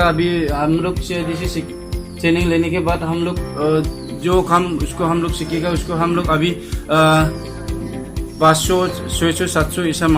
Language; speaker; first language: Hindi; non-native, local second language; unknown